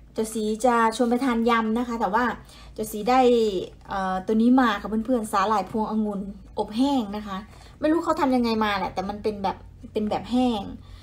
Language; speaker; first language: Thai; native; Thai